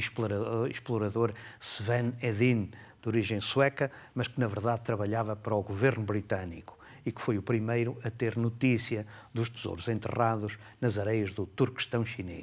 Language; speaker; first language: Portuguese; native; Portuguese